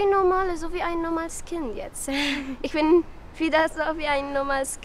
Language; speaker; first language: German; non-native, learner; Arabic